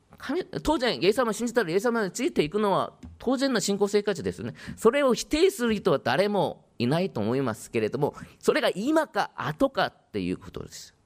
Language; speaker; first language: Japanese; non-native, fluent; Korean